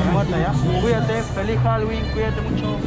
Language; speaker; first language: Spanish; native; Spanish